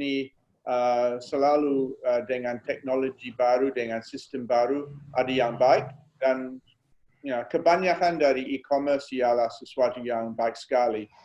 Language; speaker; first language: Indonesian; non-native, fluent; English